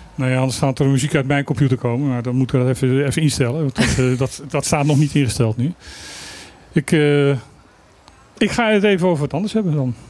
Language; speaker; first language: Dutch; native; Dutch